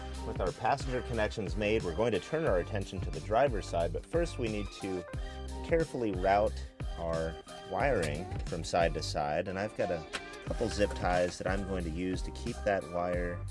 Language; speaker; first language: English; native; English